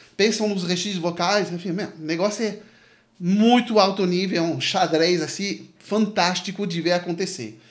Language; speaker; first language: Portuguese; non-native, fluent; French